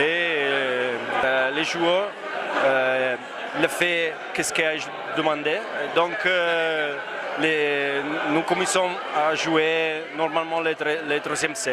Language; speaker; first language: French; non-native, fluent; Italian